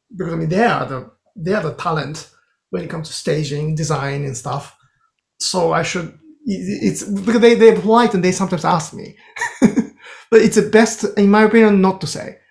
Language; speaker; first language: English; non-native, fluent; Japanese